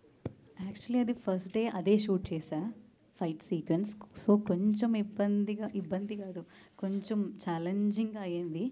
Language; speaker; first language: Telugu; non-native, learner; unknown